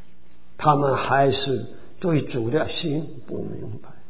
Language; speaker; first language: Chinese; native; Chinese